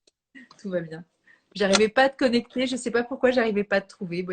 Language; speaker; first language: French; native; French